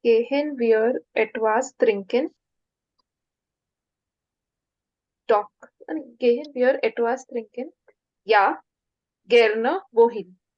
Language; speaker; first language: German; non-native, learner; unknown